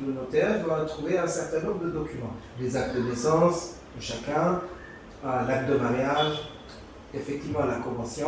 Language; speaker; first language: French; native; French